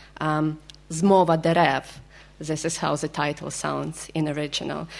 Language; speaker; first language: English; non-native, fluent; Ukrainian